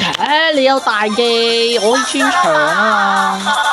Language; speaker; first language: Chinese; early bilingual, heritage; Cantonese